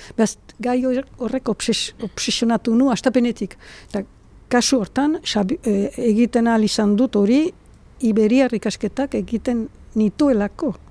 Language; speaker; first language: Basque; native; Basque